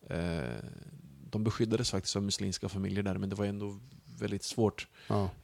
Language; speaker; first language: Swedish; early bilingual, other home language; Bosnian